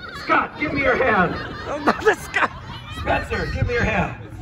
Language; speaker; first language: English; native; English